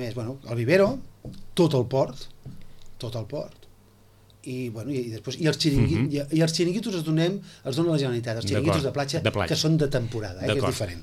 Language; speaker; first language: Catalan; native; Catalan